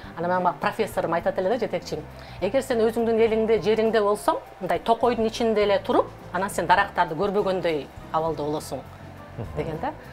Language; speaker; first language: Kyrgyz; native; Kyrgyz